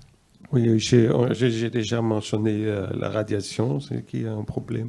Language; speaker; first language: French; non-native, fluent; German